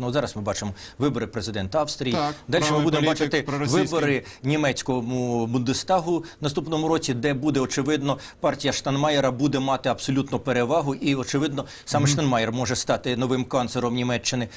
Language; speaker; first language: Ukrainian; native; Ukrainian